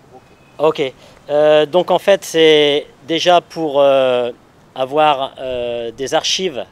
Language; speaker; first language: French; native; French